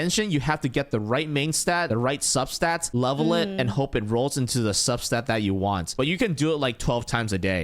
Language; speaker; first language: English; native; English